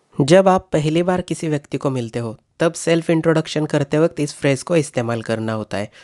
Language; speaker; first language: Hindi; non-native, local second language; Marathi